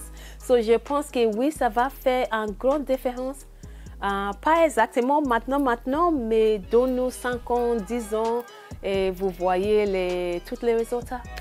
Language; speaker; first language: French; non-native, learner; English